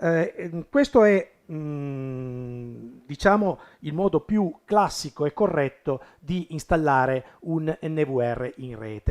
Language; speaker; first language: Italian; native; Italian